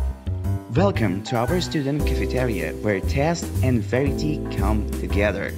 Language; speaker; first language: English; non-native, learner; Uzbek